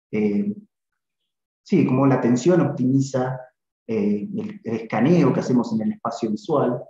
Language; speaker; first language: Spanish; native; Spanish